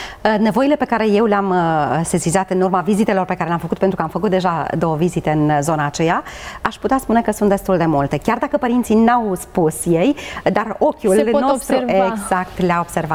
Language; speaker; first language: Romanian; native; Romanian